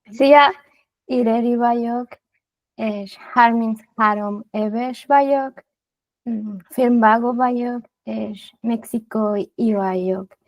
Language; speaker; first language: Hungarian; non-native, learner; Spanish